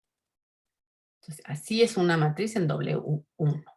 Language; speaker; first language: Spanish; native; Spanish